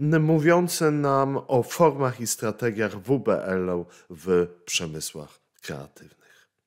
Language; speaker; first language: Polish; native; Polish